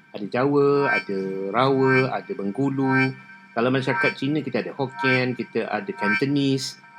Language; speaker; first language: Malay; native; Malay